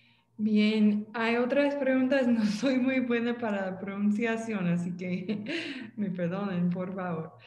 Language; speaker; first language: Spanish; non-native, fluent; English